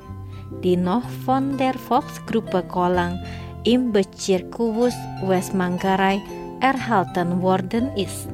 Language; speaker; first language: German; non-native, fluent; Indonesian